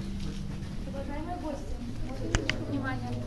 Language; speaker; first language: Russian; native; Russian